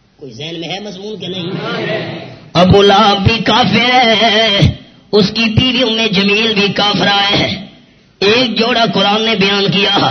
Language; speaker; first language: Urdu; non-native, local second language; Pashto